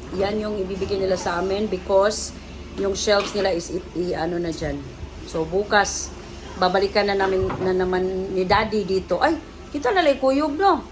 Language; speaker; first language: Filipino; non-native, local second language; Cebuano